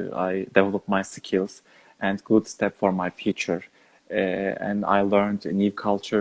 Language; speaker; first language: English; non-native, learner; Turkish